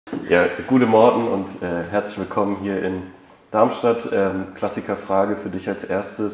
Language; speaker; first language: German; native; German